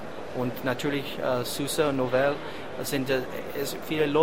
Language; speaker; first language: German; non-native, fluent; English